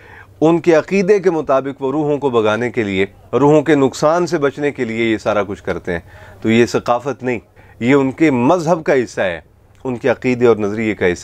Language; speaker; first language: Urdu; native; Urdu